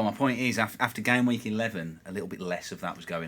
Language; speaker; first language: English; native; English